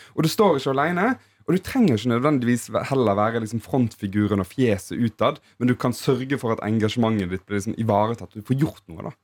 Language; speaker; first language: Norwegian; native; Norwegian